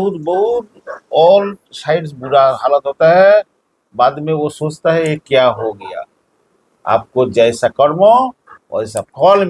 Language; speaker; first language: Hindi; non-native, local second language; Bangla